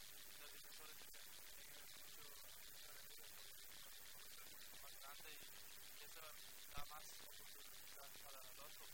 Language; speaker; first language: Spanish; non-native, learner; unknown